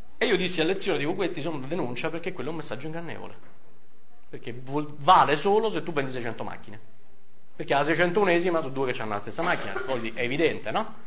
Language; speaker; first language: Italian; native; Italian